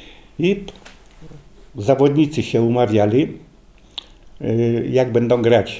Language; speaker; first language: Polish; native; Polish